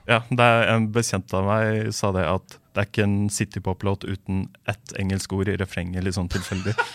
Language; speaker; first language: Norwegian; native; Norwegian